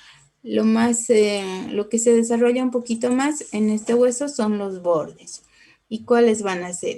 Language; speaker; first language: Spanish; native; Spanish